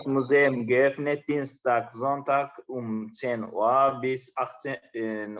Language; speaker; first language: German; non-native, learner; Azerbaijani